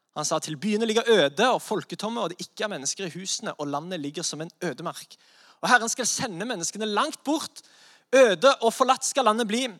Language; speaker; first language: Norwegian; native; Norwegian